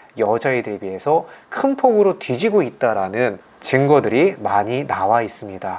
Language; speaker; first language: Korean; native; Korean